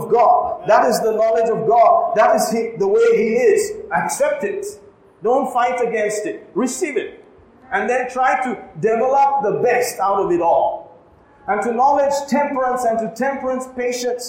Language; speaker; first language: English; non-native, local second language; Malayalam